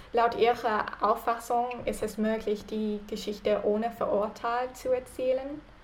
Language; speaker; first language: German; non-native, fluent; English